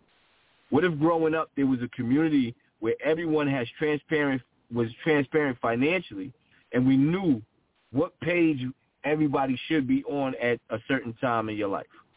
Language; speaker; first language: English; native; English